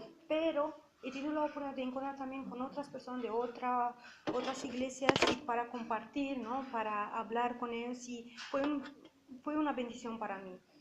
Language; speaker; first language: Spanish; non-native, fluent; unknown